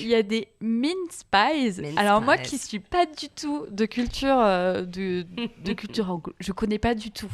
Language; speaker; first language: French; native; French